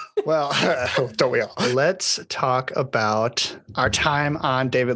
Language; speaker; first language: English; native; English